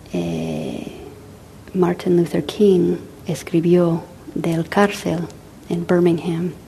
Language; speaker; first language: Spanish; non-native, fluent; English